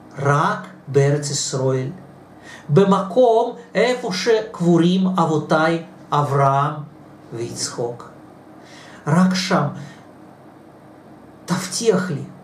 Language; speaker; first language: Hebrew; non-native, fluent; Russian